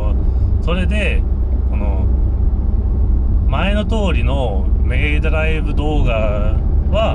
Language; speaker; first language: Japanese; non-native, fluent; English